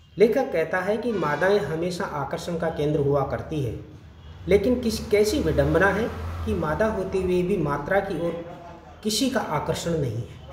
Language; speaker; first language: Hindi; native; Hindi